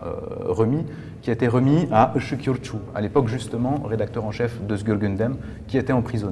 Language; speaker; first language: French; native; French